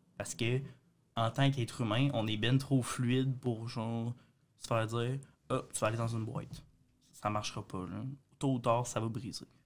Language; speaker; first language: French; native; French